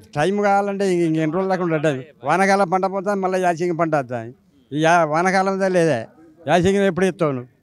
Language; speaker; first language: Telugu; native; Telugu